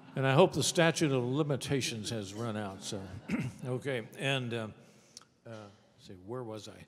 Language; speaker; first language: English; native; English